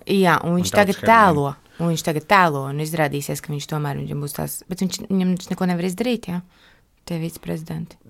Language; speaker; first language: Latvian; native; Latvian